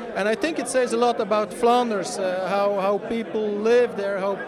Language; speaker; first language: English; non-native, fluent; Dutch